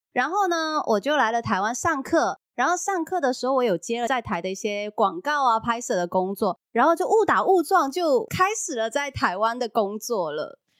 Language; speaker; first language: Chinese; non-native, local second language; Cantonese